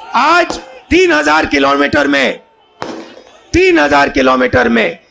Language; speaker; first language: Hindi; native; Hindi